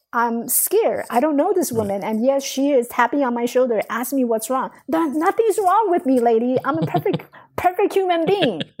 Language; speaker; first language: English; non-native, fluent; Chinese